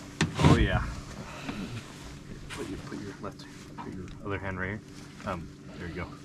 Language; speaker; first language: English; native; English